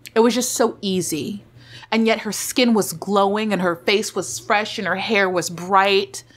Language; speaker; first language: English; native; English